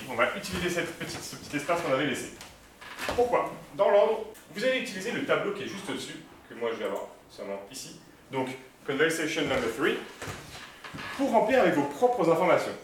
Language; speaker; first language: French; native; French